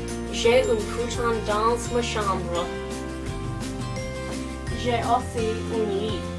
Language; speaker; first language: French; non-native, learner; English